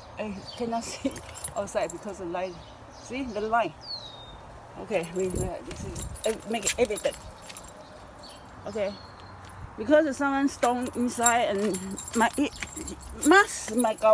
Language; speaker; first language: English; non-native, learner; Chinese